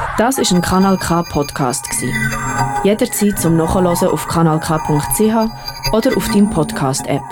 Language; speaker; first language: German; non-native, fluent; Russian